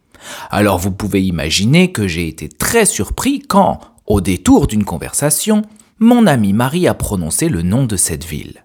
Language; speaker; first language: French; native; French